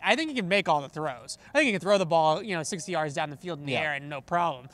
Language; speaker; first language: English; native; English